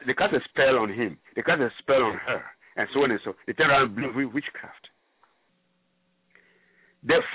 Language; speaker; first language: English; non-native, local second language; French